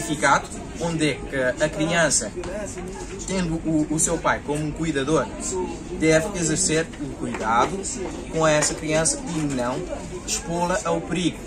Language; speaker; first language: Portuguese; non-native, local second language; Kabuverdianu